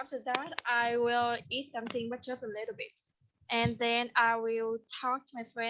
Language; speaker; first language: English; non-native, learner; Vietnamese